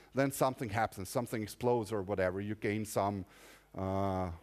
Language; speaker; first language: English; non-native, fluent; German